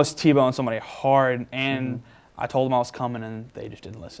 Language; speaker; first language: English; native; English